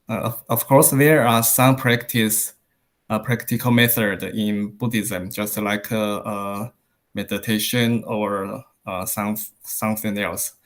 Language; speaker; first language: English; non-native, learner; Chinese